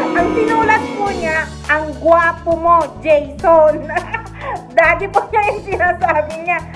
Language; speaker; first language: Filipino; native; Filipino